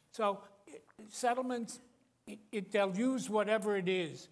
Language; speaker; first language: English; native; English